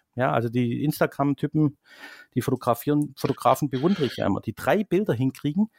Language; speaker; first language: German; native; German